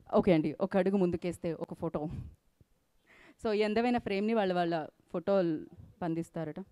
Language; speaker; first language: Telugu; native; Telugu